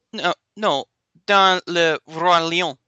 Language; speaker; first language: French; non-native, learner; English